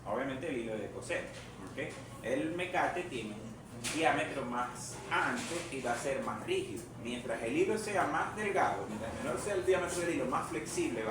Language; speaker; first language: Spanish; native; Spanish